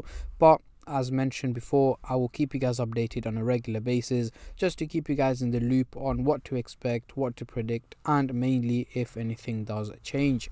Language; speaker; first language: English; native; English